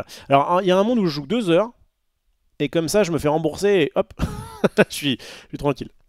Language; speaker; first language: French; native; French